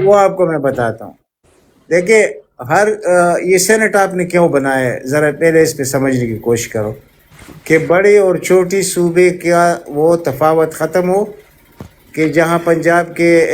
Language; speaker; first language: Urdu; native; Urdu